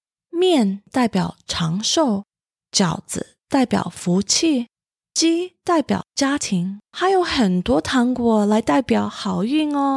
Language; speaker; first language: Chinese; early bilingual, heritage; Chinese